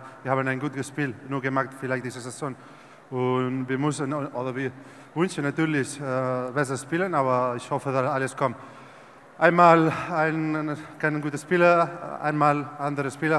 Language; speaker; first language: German; non-native, learner; Spanish